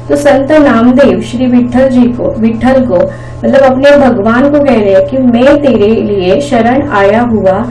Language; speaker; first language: Hindi; non-native, local second language; Marathi